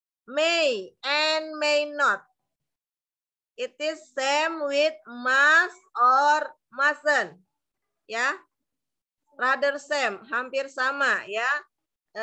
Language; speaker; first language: English; non-native, learner; Indonesian